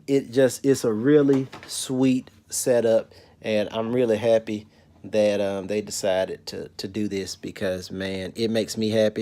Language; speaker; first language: English; native; English